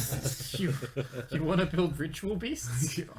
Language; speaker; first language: English; native; English